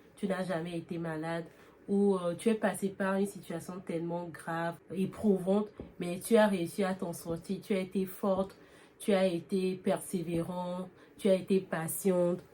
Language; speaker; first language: French; native; French